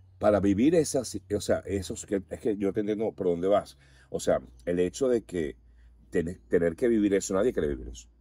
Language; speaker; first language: Spanish; native; Spanish